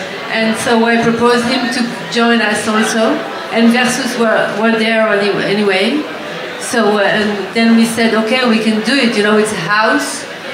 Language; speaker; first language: English; non-native, fluent; French